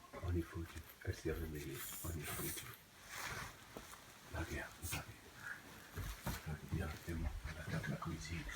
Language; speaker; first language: French; non-native, local second language; Arabic